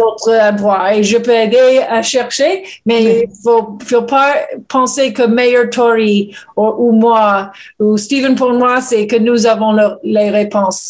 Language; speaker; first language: French; non-native, learner; English